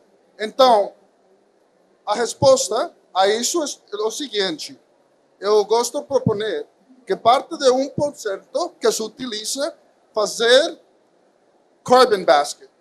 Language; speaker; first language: Portuguese; non-native, fluent; Spanish